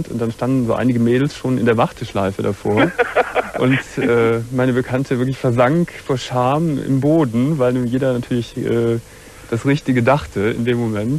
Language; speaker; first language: German; native; German